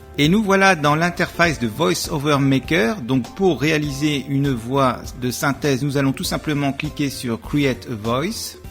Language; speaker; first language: French; native; French